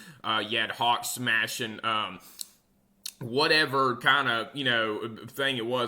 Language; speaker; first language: English; native; English